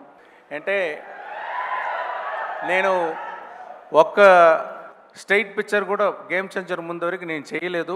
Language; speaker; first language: Telugu; non-native, local second language; Tamil